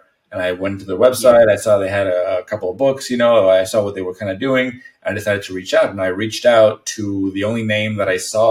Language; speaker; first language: English; non-native, fluent; Spanish